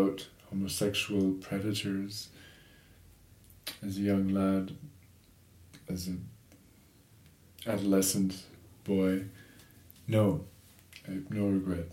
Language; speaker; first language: English; native; English